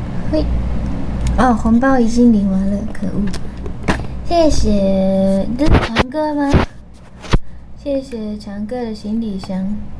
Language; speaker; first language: Chinese; non-native, fluent; Japanese